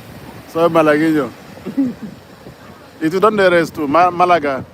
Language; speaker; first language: Spanish; non-native, learner; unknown